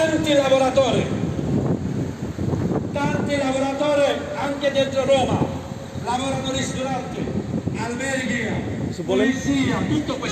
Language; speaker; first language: Italian; non-native, fluent; Bangla